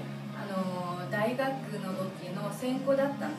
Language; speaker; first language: Japanese; non-native, fluent; Korean